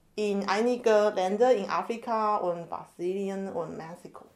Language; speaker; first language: German; non-native, learner; Chinese